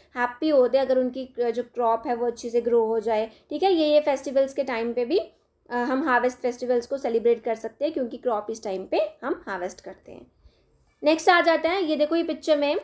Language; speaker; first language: Hindi; non-native, local second language; Dogri